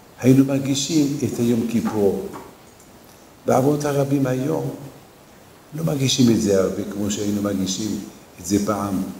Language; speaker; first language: Hebrew; non-native, fluent; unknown